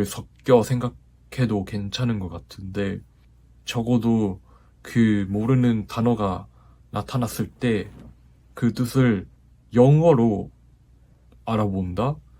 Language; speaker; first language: Korean; non-native, fluent; Japanese